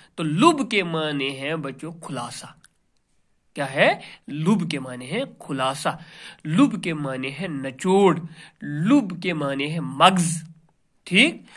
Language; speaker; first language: Urdu; non-native, local second language; Kashmiri